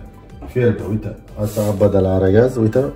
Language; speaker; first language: Romanian; non-native, learner; Arabic